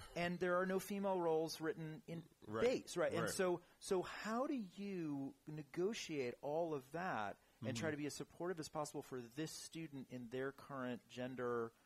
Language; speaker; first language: English; native; English